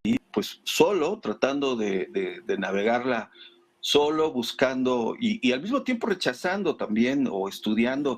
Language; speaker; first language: Spanish; native; Spanish